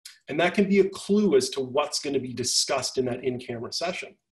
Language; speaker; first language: English; native; English